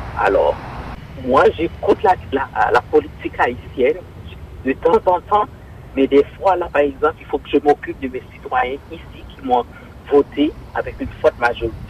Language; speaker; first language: French; non-native, local second language; Haitian Creole